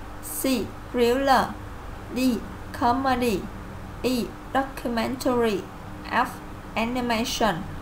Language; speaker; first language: English; non-native, fluent; Vietnamese